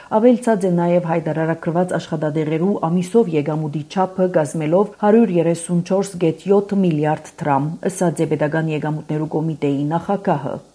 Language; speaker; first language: Armenian; early bilingual, heritage; Armenian